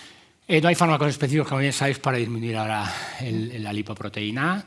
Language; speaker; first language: Spanish; native; Spanish